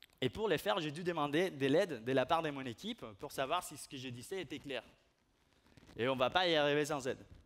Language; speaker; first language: French; non-native, fluent; Spanish